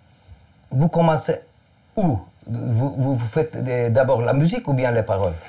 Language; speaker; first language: French; non-native, fluent; Turkish